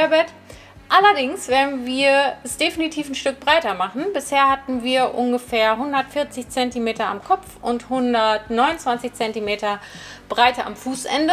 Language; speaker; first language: German; native; German